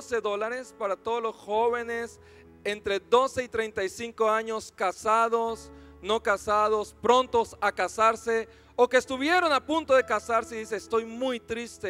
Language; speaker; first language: Spanish; native; Spanish